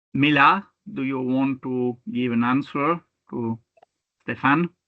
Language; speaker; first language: English; non-native, fluent; French